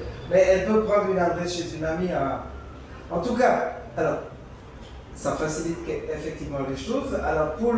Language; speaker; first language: French; native; French